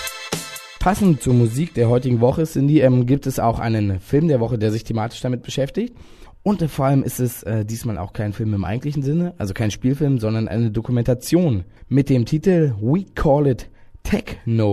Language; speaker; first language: German; native; German